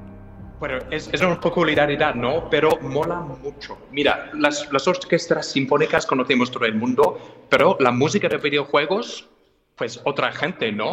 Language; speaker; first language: Spanish; non-native, fluent; English